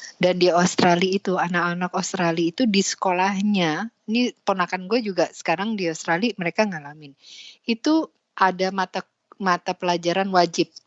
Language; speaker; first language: Indonesian; early bilingual, other home language; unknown